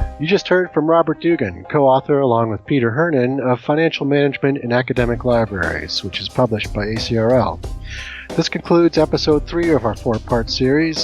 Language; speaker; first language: English; native; English